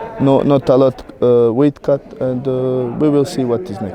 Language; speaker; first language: English; non-native, learner; Croatian